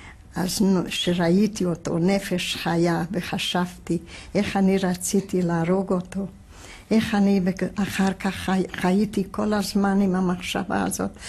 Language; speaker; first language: Hebrew; non-native, fluent; Hungarian